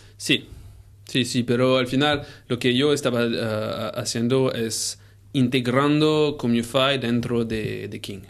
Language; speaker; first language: Spanish; non-native, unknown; French